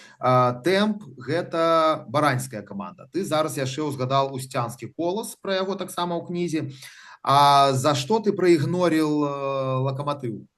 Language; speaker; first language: Belarusian; native; Belarusian